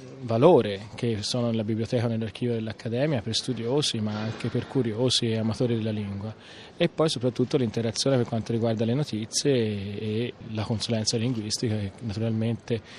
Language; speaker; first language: Italian; native; Italian